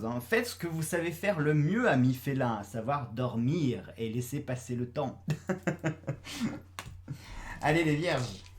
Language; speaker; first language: French; native; French